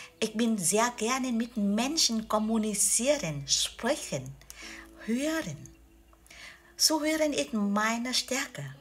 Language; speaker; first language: German; non-native, learner; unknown